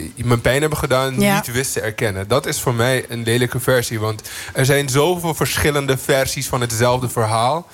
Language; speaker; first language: Dutch; native; Dutch